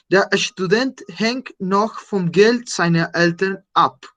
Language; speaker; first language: German; non-native, fluent; Spanish